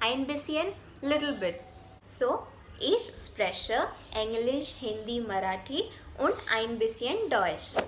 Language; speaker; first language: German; non-native, fluent; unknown